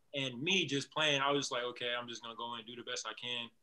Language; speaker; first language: English; native; English